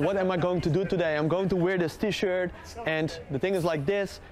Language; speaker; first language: English; non-native, fluent; Dutch